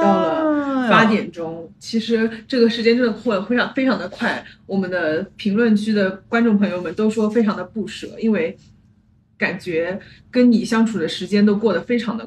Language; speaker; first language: Chinese; native; Chinese